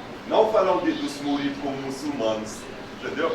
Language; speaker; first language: Portuguese; non-native, fluent; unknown